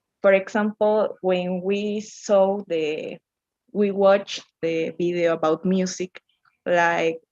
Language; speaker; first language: English; non-native, learner; Spanish